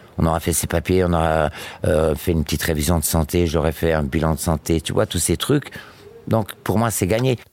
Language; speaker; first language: French; native; French